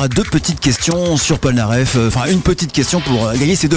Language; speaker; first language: French; native; French